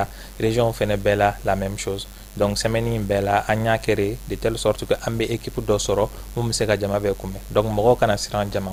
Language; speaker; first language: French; non-native, local second language; Bambara